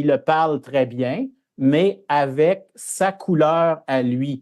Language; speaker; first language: French; native; French